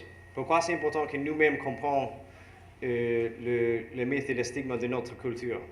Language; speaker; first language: French; non-native, learner; English